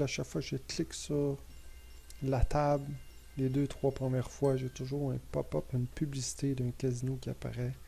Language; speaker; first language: French; native; French